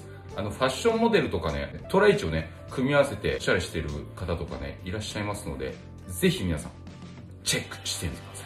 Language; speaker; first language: Japanese; native; Japanese